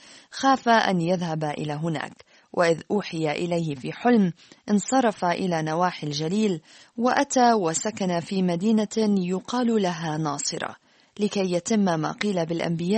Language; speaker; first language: Arabic; native; Arabic